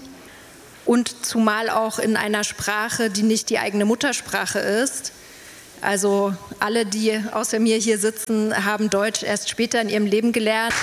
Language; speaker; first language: German; native; German